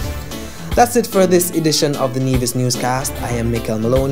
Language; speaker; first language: English; native; English